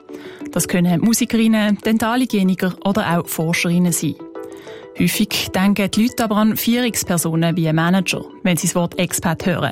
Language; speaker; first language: German; native; German